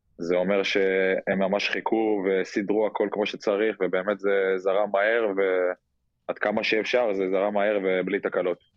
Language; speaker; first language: Hebrew; native; Hebrew